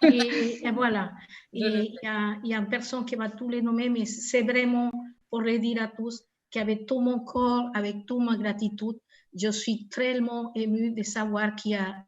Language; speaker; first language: French; non-native, fluent; Spanish